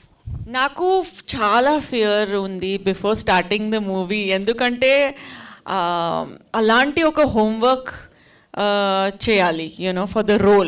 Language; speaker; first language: Telugu; non-native, learner; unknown